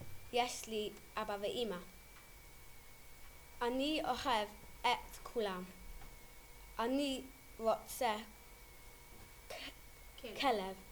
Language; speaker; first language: Hebrew; non-native, learner; English